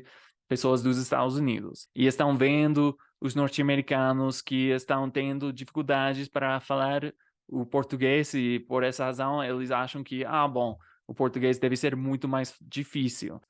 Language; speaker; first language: Portuguese; non-native, fluent; English